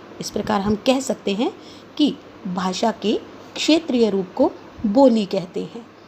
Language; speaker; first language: Hindi; native; Hindi